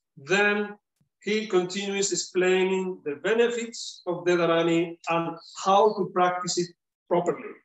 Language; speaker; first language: English; non-native, fluent; Spanish